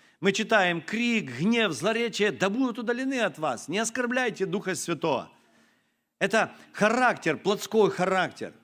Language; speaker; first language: Russian; non-native, local second language; Ukrainian